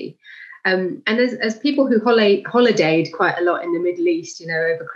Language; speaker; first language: English; native; English